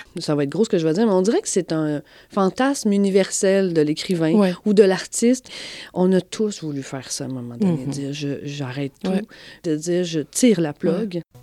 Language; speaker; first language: French; native; French